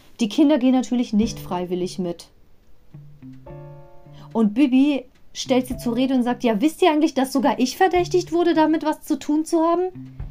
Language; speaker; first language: German; native; German